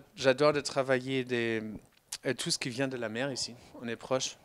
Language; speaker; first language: French; non-native, fluent; German